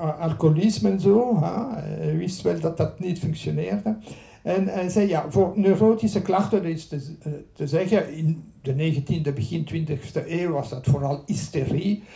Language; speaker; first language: Dutch; non-native, local second language; French